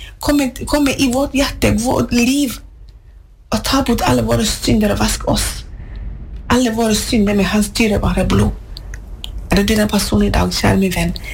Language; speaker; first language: Norwegian; non-native, fluent; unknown